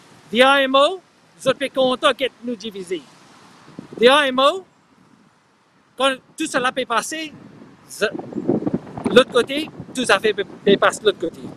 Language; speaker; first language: French; non-native, local second language; Morisyen